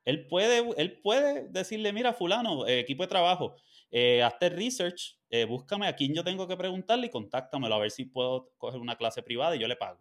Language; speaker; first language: Spanish; native; Spanish